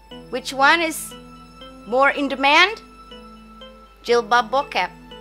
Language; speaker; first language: English; native; English